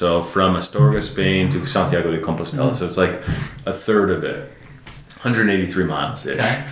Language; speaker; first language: English; native; English